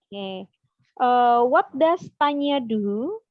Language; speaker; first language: English; non-native, fluent; Indonesian